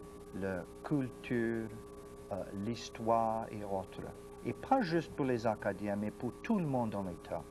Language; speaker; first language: French; non-native, local second language; English